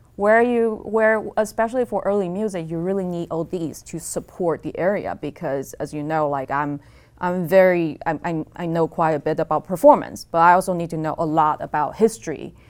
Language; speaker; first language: English; non-native, fluent; Chinese